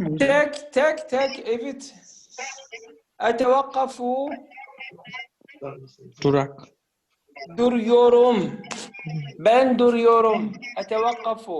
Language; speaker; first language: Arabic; non-native, fluent; Turkish